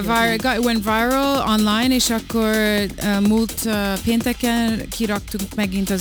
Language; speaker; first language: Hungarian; early bilingual, heritage; Hungarian